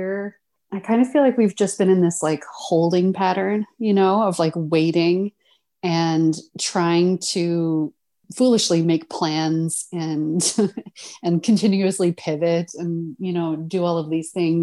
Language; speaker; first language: English; native; English